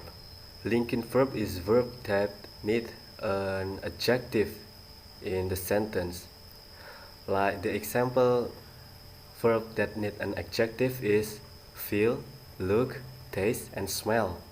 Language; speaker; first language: English; non-native, learner; Indonesian